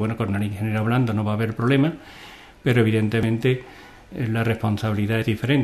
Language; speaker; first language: Spanish; native; Spanish